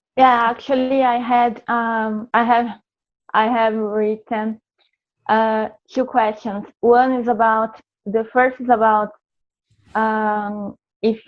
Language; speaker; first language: English; non-native, fluent; Portuguese